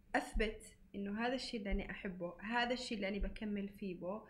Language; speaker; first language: Arabic; native; Arabic